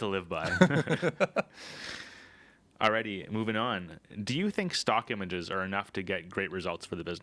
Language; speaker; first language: English; native; English